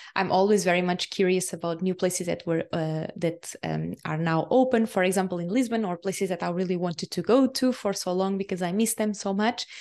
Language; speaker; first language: English; non-native, fluent; Portuguese